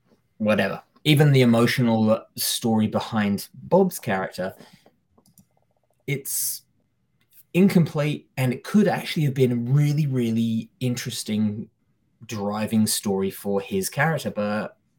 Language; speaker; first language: English; native; English